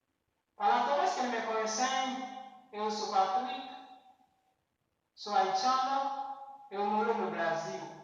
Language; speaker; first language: Portuguese; non-native, fluent; Haitian Creole